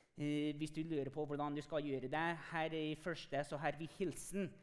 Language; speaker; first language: Norwegian; non-native, fluent; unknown